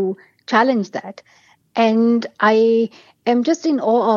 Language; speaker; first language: English; non-native, local second language; Pashto